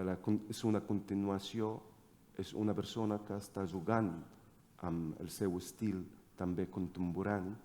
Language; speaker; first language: Catalan; non-native, fluent; Arabic